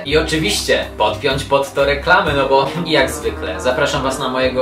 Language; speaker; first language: Polish; native; Polish